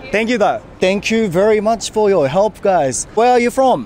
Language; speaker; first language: English; non-native, fluent; Japanese